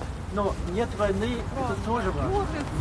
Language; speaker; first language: Russian; non-native, learner; German